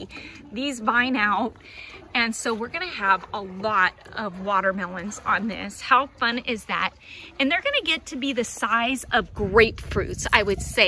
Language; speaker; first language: English; native; English